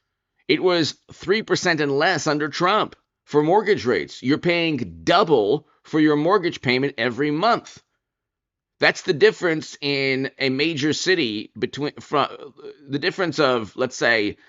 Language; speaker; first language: English; native; English